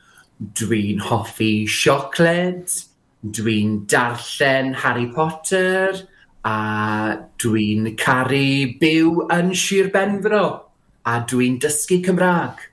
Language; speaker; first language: Welsh; non-native, learner; English